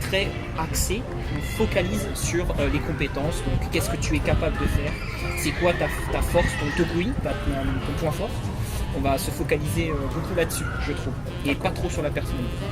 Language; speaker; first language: French; native; French